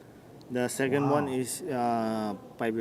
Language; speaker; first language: English; non-native, local second language; Filipino